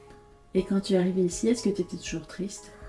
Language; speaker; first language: French; native; French